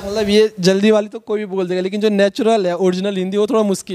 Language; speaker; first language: Hindi; native; Hindi